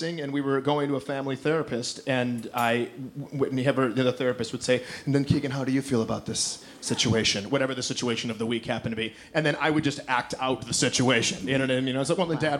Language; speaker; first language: English; native; English